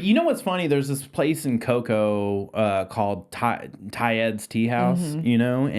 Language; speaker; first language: English; native; English